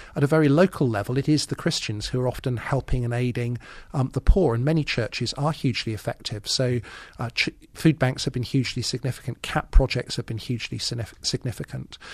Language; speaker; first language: English; native; English